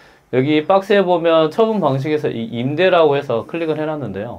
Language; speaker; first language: Korean; native; Korean